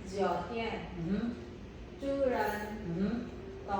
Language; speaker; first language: Chinese; non-native, learner; Filipino